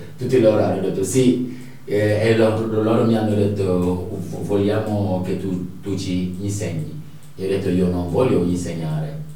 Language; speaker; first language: Italian; non-native, fluent; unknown